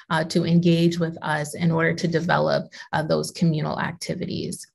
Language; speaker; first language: English; native; English